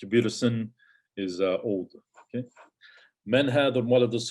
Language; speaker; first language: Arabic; non-native, fluent; English